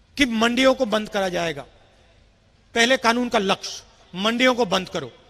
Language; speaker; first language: Hindi; native; Hindi